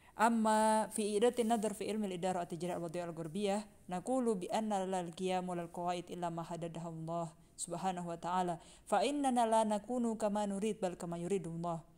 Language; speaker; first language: Arabic; non-native, fluent; Indonesian